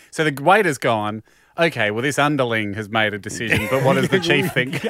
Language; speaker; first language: English; native; English